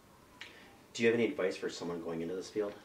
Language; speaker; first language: English; native; English